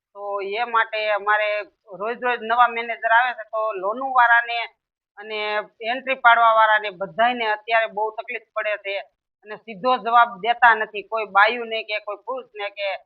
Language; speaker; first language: Gujarati; native; Gujarati